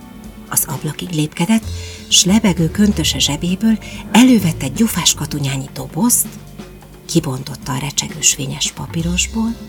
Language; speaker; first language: Hungarian; native; Hungarian